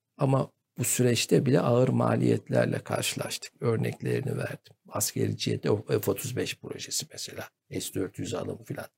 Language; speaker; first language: Turkish; native; Turkish